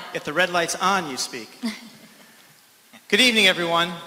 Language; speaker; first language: English; native; English